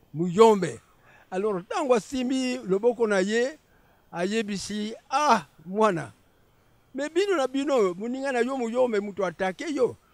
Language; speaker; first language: Lingala; non-native, local second language; Kongo